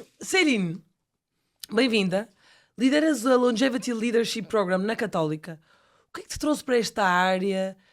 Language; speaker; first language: Portuguese; native; Portuguese